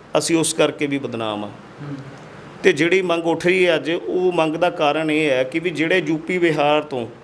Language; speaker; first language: Punjabi; non-native, local second language; Hindi